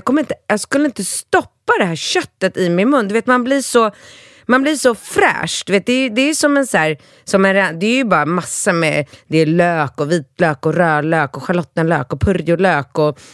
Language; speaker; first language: Swedish; native; Swedish